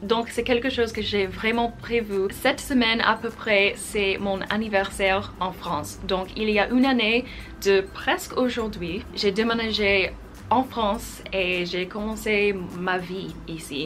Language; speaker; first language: French; non-native, fluent; English